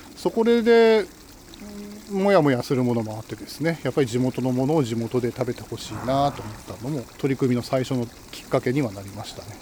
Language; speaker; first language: Japanese; native; Japanese